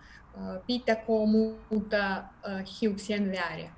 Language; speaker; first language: Finnish; non-native, learner; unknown